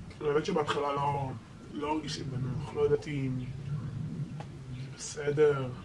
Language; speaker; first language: Hebrew; early bilingual, other home language; Spanish